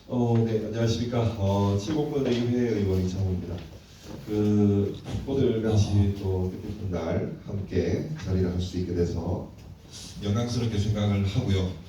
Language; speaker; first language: Korean; native; Korean